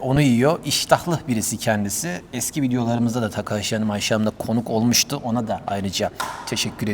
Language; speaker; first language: Turkish; native; Turkish